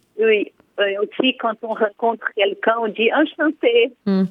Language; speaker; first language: French; non-native, fluent; Portuguese